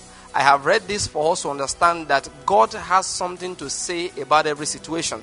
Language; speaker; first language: English; non-native, local second language; Igbo